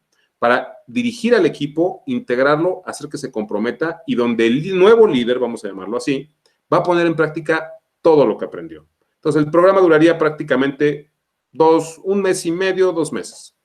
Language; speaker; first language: Spanish; native; Spanish